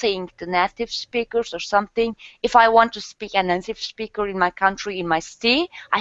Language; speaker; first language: English; non-native, learner; Turkish